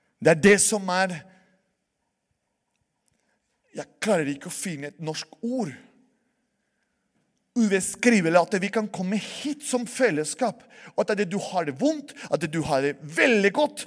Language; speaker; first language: Norwegian; non-native, fluent; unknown